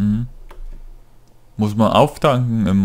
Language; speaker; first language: German; non-native, fluent; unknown